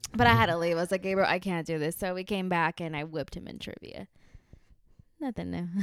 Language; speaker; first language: English; early bilingual, heritage; Spanish